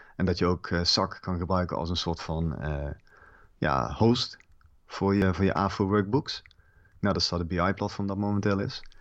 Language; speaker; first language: Dutch; native; Dutch